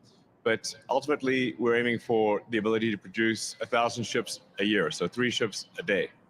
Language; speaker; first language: English; native; English